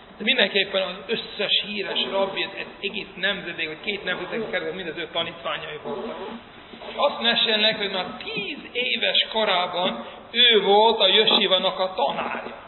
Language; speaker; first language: Hungarian; early bilingual, heritage; Hungarian